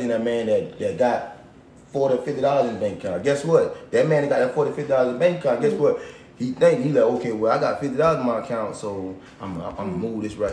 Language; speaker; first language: English; native; English